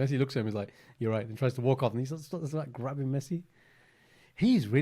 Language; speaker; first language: English; early bilingual, other home language; Punjabi